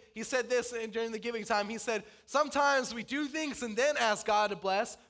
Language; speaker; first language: English; native; English